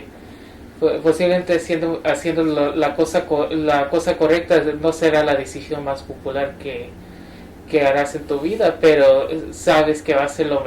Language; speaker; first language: Spanish; native; Spanish